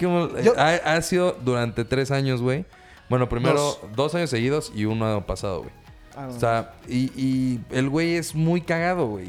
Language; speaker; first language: Spanish; native; Spanish